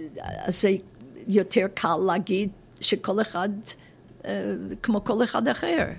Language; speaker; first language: Hebrew; non-native, fluent; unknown